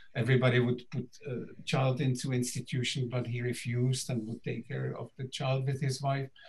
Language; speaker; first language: English; non-native, fluent; Czech